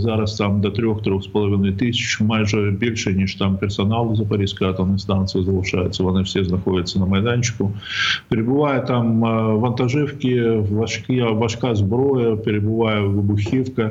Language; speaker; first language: Ukrainian; native; Ukrainian